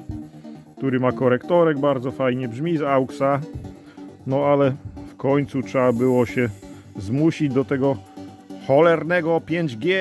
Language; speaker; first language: Polish; native; Polish